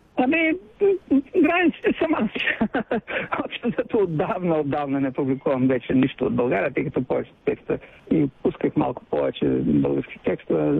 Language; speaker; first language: Bulgarian; native; Bulgarian